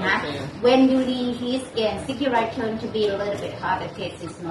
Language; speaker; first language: English; non-native, learner; Thai